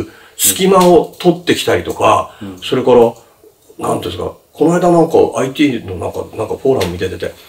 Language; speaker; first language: Japanese; native; Japanese